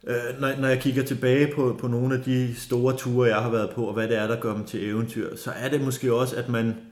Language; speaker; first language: Danish; native; Danish